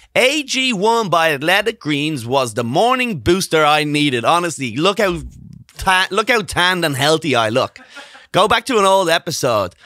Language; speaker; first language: English; native; English